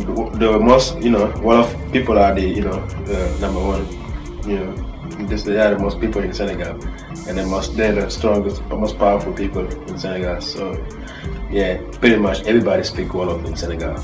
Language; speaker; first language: English; non-native, fluent; Wolof